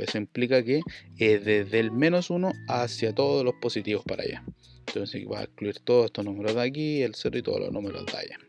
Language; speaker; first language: Spanish; native; Spanish